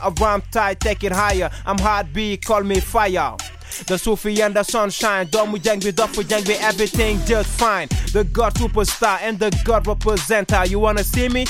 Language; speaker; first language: English; non-native, local second language; Wolof